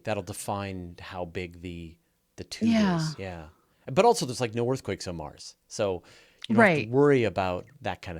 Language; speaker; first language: English; native; English